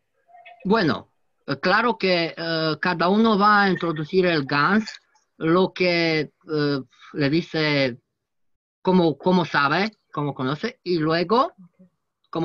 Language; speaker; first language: Spanish; non-native, learner; French